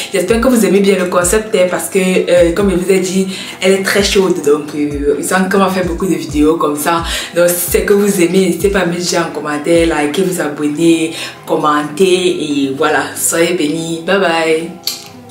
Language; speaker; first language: French; native; French